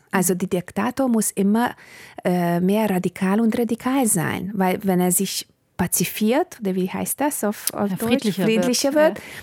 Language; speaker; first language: German; non-native, fluent; Hungarian